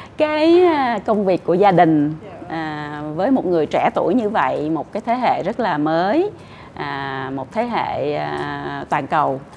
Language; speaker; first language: Vietnamese; native; Vietnamese